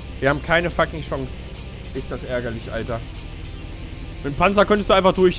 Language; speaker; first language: German; native; German